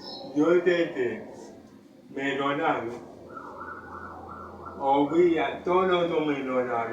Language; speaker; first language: Spanish; non-native, learner; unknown